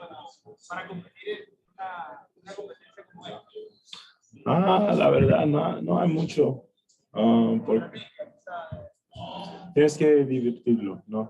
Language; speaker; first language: Spanish; early bilingual, heritage; English